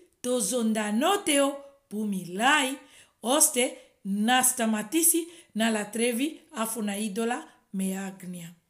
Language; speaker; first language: Greek; non-native, fluent; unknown